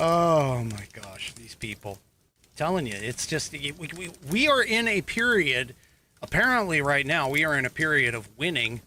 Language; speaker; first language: English; native; English